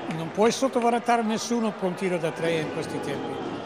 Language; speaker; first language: Italian; non-native, fluent; English